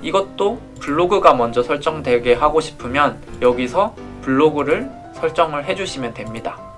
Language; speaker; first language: Korean; native; Korean